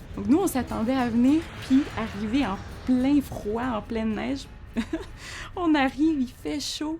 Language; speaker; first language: French; early bilingual, other home language; Spanish